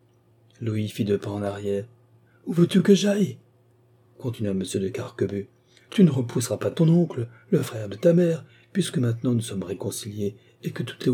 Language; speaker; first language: French; native; French